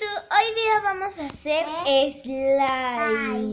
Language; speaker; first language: Spanish; native; Spanish